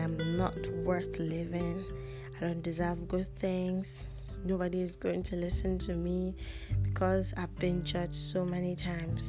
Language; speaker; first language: English; non-native, local second language; Hausa